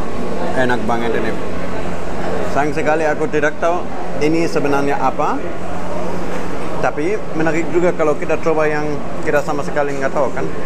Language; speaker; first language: Indonesian; non-native, fluent; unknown